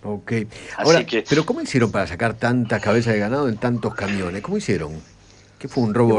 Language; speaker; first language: Spanish; native; Spanish